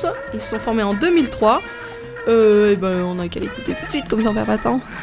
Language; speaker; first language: French; native; French